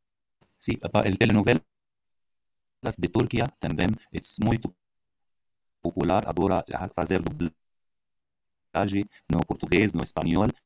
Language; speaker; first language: Portuguese; non-native, learner; Arabic